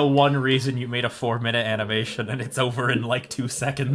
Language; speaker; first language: English; native; English